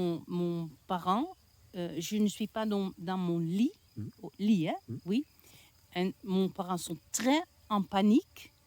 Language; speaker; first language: French; non-native, learner; Dutch